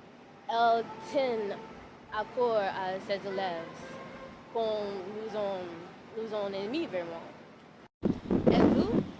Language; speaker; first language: French; non-native, learner; English